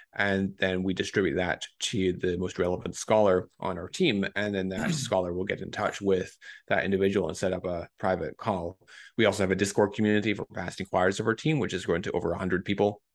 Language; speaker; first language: English; native; English